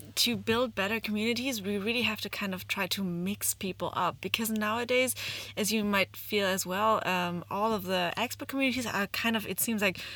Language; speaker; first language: English; non-native, fluent; German